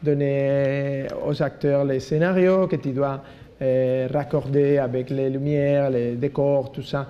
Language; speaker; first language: French; non-native, fluent; Spanish